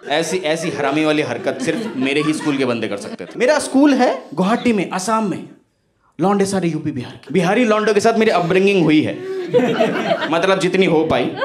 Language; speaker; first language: Hindi; non-native, local second language; Bangla